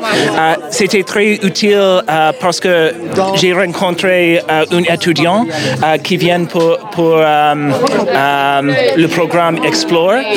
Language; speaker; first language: French; non-native, learner; English